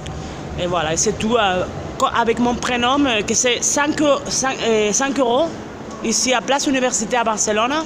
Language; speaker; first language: French; non-native, fluent; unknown